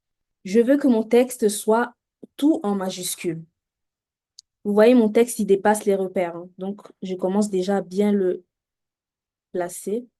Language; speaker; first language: French; native; French